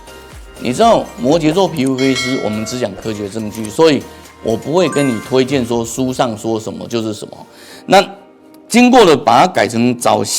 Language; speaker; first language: Chinese; native; Chinese